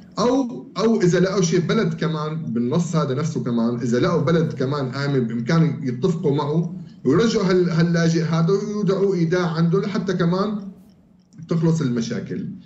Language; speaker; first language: Arabic; native; Arabic